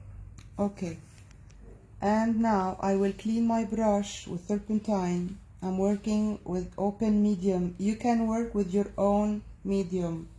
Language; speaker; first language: English; non-native, fluent; Arabic